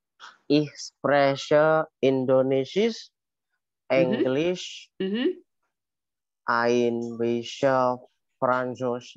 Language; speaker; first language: German; non-native, learner; Indonesian